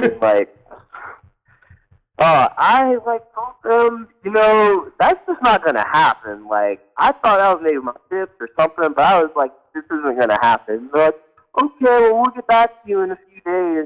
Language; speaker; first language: English; native; English